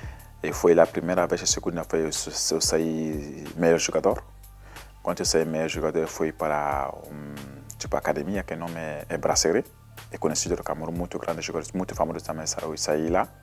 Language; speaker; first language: Portuguese; non-native, learner; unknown